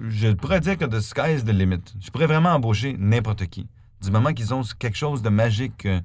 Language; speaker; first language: French; native; French